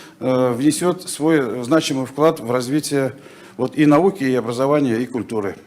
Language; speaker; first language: Russian; native; Russian